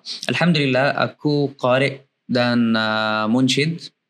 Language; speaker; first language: Indonesian; non-native, learner; Arabic